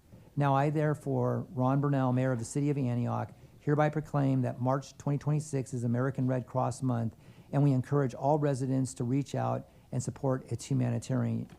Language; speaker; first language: English; native; English